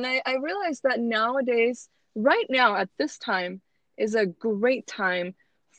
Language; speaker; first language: English; non-native, fluent; Swedish